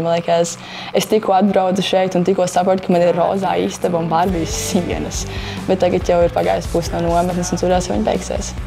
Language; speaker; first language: Latvian; early bilingual, heritage; Latvian